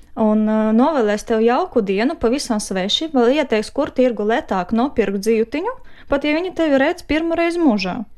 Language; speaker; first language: Latvian; non-native, fluent; Ukrainian